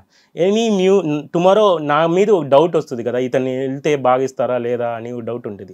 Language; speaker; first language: Telugu; non-native, local second language; Tamil